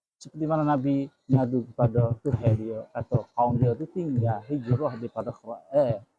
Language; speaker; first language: Malay; native; Malay